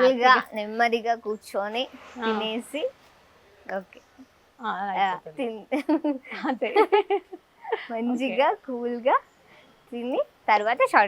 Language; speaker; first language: Telugu; non-native, learner; Kannada